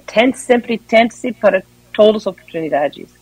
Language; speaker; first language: Portuguese; non-native, fluent; English